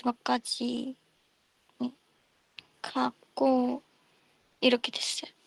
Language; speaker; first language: Korean; non-native, fluent; Japanese